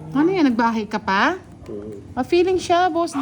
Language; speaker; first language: Filipino; native; Filipino